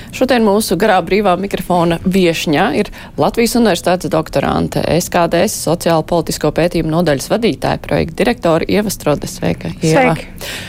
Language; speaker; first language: Latvian; native; Latvian